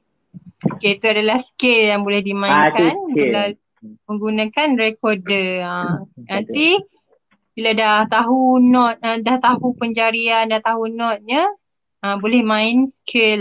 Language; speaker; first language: Malay; native; Malay